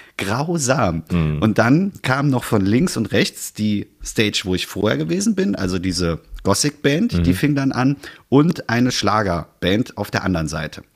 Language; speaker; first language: German; native; German